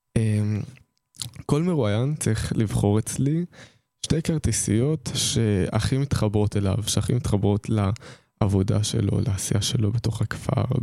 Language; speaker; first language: Hebrew; native; Hebrew